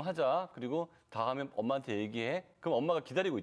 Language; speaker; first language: Korean; native; Korean